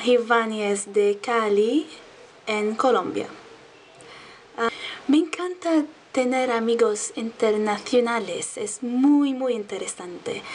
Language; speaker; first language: Spanish; non-native, learner; Arabic